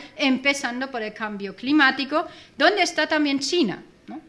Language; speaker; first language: Spanish; non-native, fluent; German